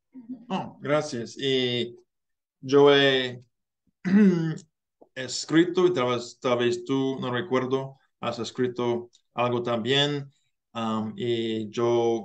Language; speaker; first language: Spanish; non-native, learner; English